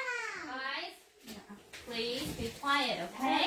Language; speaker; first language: English; non-native, fluent; Korean